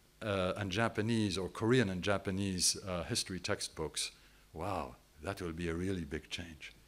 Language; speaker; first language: English; non-native, fluent; French